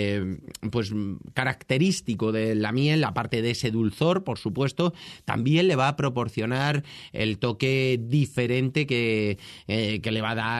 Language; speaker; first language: Spanish; native; Spanish